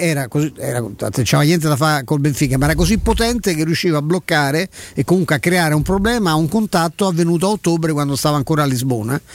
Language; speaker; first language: Italian; native; Italian